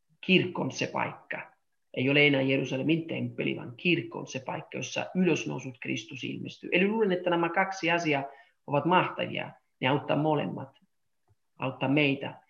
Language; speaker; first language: Finnish; non-native, fluent; Italian